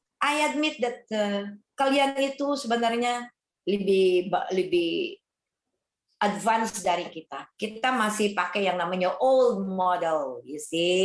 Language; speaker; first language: Indonesian; non-native, fluent; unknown